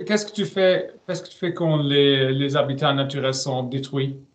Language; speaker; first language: French; non-native, learner; German